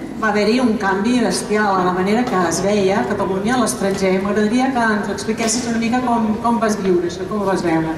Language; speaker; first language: Catalan; non-native, fluent; English